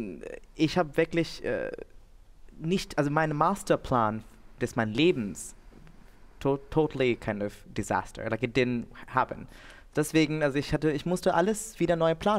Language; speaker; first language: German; non-native, fluent; Bangla